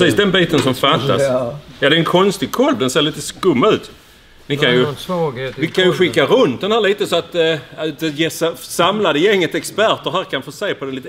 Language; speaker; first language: Swedish; native; Swedish